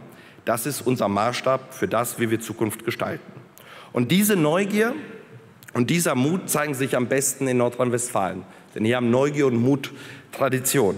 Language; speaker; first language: German; early bilingual, other home language; Polish